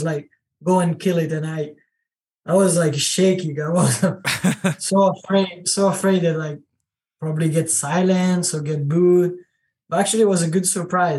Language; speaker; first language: English; non-native, learner; Italian